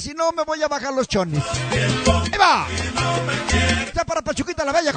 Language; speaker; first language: Spanish; native; Spanish